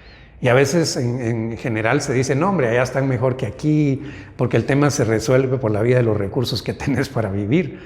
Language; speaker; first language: Spanish; native; Spanish